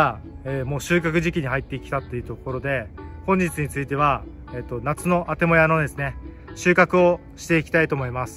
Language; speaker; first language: Japanese; native; Japanese